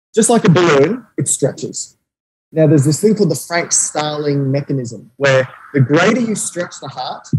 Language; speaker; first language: English; native; English